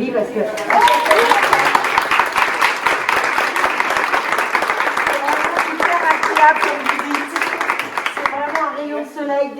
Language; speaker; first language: French; native; French